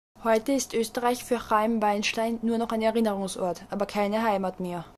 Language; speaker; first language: German; native; German